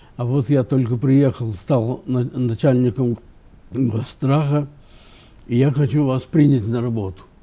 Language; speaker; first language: Russian; native; Russian